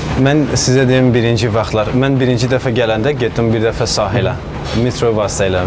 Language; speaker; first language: Azerbaijani; non-native, fluent; Persian